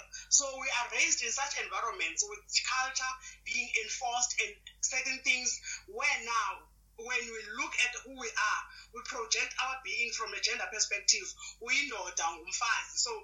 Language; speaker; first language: English; non-native, local second language; Xhosa